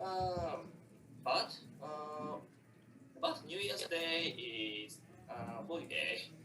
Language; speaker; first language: English; non-native, learner; Japanese